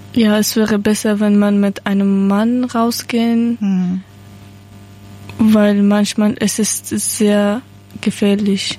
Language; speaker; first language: German; non-native, learner; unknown